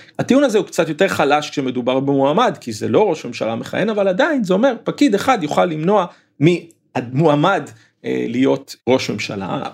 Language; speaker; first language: Hebrew; native; Hebrew